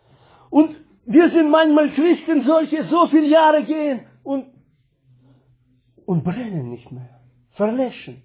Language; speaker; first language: German; non-native, learner; Russian